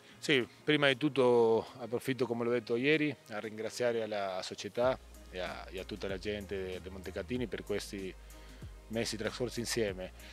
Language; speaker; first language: Italian; non-native, fluent; Spanish